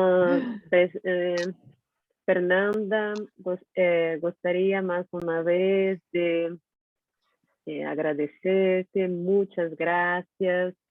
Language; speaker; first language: Spanish; non-native, learner; Portuguese